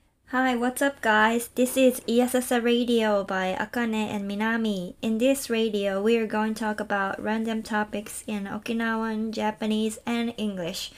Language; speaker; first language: English; non-native, fluent; Japanese